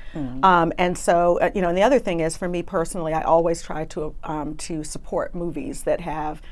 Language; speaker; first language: English; native; English